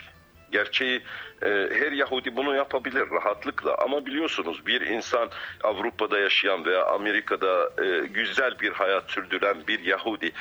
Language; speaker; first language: Turkish; non-native, fluent; Arabic